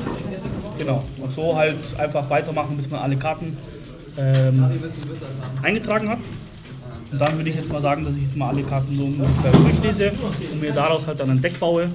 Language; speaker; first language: German; native; German